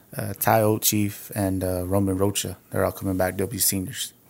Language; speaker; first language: English; native; English